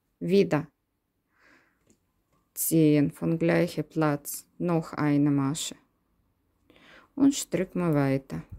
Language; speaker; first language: German; non-native, learner; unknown